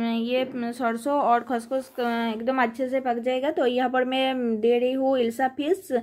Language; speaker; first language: Hindi; non-native, local second language; Bangla